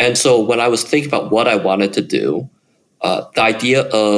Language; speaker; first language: English; native; English